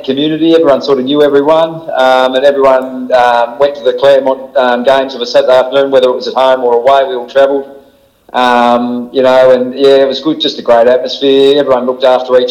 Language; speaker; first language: English; native; English